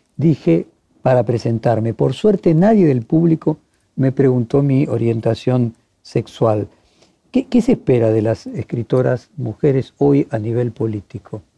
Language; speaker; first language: Spanish; native; Spanish